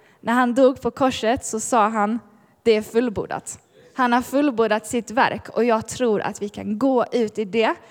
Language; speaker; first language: Swedish; native; Swedish